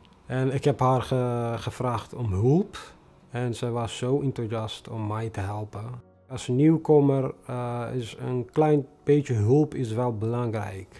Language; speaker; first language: Dutch; non-native, fluent; Tigrinya